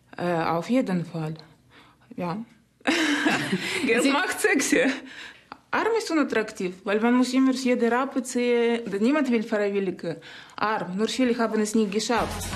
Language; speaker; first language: German; non-native, fluent; Russian